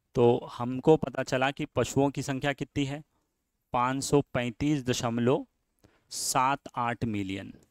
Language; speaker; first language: Hindi; native; Hindi